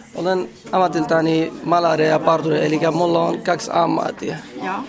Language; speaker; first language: Finnish; non-native, learner; Arabic